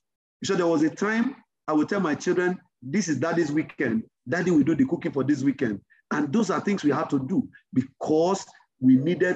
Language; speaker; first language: English; non-native, local second language; Yoruba